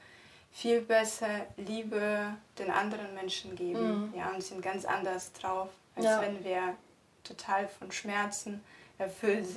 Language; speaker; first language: German; non-native, fluent; Russian